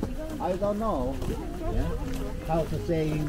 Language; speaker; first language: English; non-native, learner; Korean